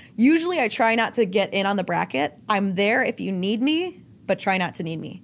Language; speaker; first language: English; native; English